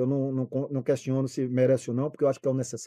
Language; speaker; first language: Portuguese; native; Portuguese